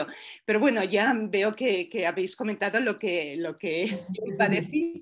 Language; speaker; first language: Spanish; native; Spanish